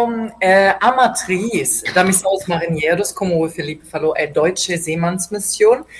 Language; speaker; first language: Portuguese; non-native, fluent; German